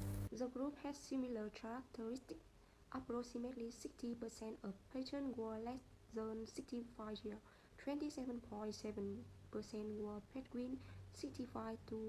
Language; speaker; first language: English; non-native, learner; Vietnamese